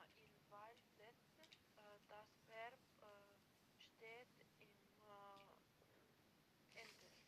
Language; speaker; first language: German; non-native, learner; Macedonian